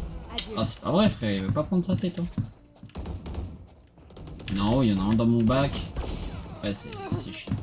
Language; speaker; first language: French; native; French